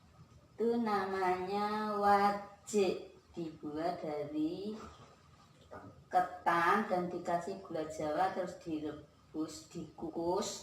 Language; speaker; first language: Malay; non-native, local second language; Javanese